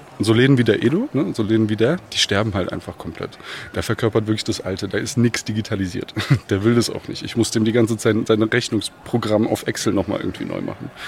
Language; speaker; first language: German; early bilingual, other home language; Bosnian